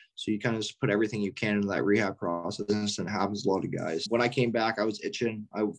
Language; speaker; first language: English; native; English